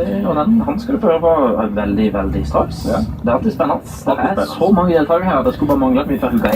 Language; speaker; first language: Norwegian; native; Norwegian